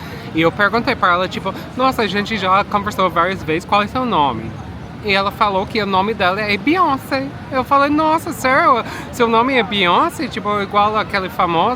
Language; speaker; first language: Portuguese; non-native, fluent; English